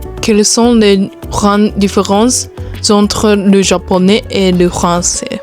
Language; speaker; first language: French; non-native, learner; Japanese